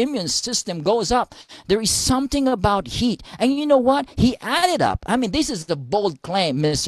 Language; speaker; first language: English; non-native, local second language; Filipino